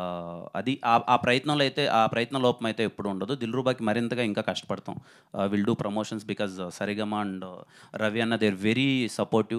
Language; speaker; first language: Telugu; native; Telugu